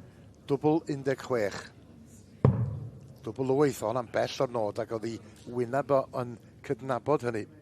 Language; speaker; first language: Welsh; native; Welsh